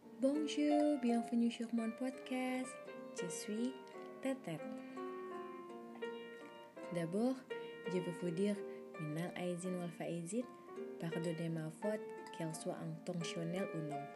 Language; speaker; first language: French; non-native, learner; Indonesian